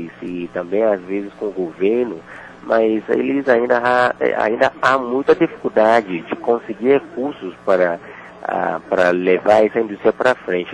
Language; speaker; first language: Portuguese; non-native, fluent; Yoruba